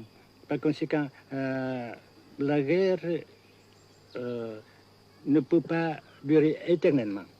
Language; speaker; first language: French; non-native, fluent; Vietnamese